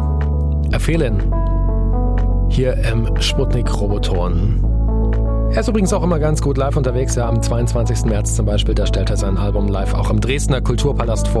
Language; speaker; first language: German; native; German